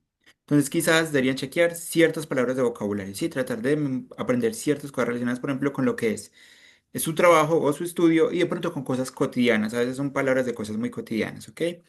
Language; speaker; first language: Spanish; native; Spanish